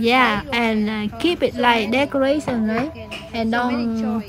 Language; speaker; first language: English; non-native, learner; Vietnamese